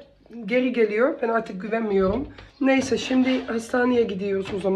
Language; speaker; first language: Turkish; early bilingual, heritage; Turkish